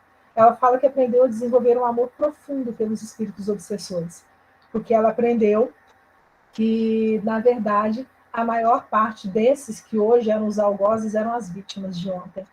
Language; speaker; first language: Portuguese; native; Portuguese